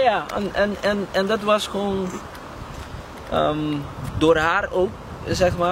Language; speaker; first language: Dutch; non-native, local second language; Papiamento